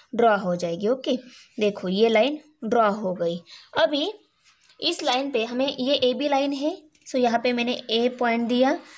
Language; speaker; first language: Hindi; non-native, local second language; Marathi